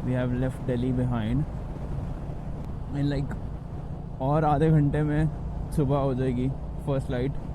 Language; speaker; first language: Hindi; native; Hindi